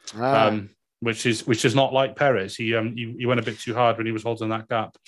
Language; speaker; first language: English; native; English